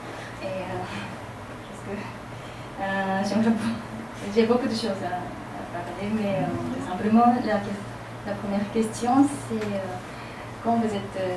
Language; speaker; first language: French; non-native, learner; Japanese